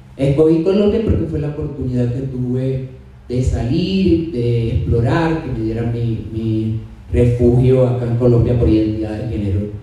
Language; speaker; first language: Spanish; native; Spanish